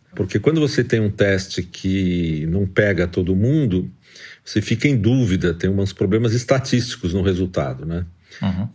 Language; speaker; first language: Portuguese; native; Portuguese